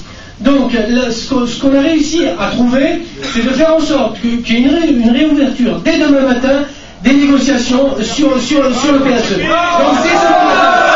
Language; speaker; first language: French; native; French